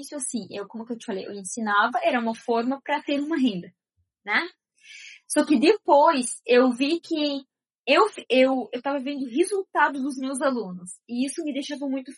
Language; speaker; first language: Portuguese; non-native, fluent; Arabic